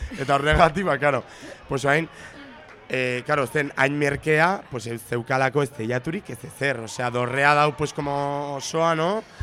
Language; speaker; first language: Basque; non-native, local second language; Spanish